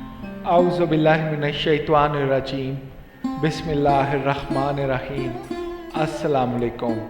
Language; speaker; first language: Urdu; native; Urdu